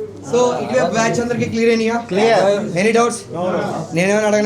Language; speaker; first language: Telugu; native; Telugu